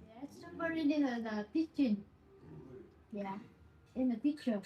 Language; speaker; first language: English; non-native, learner; Vietnamese